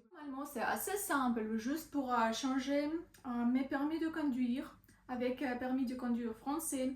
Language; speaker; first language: French; non-native, learner; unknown